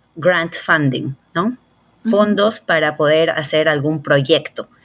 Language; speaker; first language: Spanish; native; Spanish